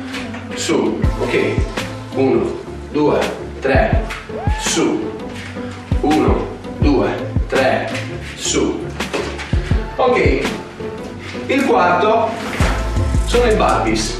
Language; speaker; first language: Italian; native; Italian